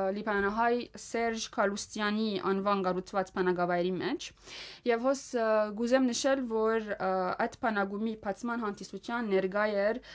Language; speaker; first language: Armenian; early bilingual, heritage; Armenian